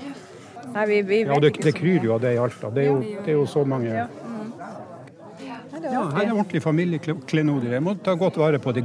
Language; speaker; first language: Norwegian; native; Norwegian